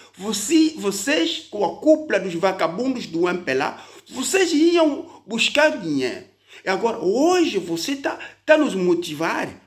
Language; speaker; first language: Portuguese; native; Portuguese